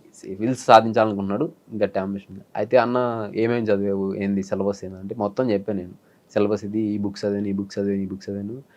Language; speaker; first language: Telugu; native; Telugu